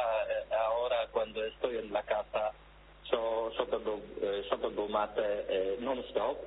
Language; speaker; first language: Spanish; non-native, fluent; Polish